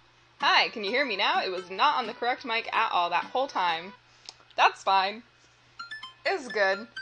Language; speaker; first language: English; native; English